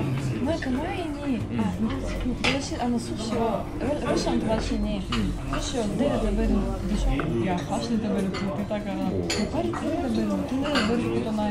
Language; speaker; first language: Japanese; non-native, fluent; Russian